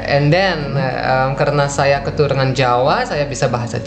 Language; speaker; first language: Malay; non-native, fluent; Dutch